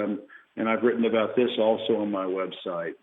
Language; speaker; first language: English; native; English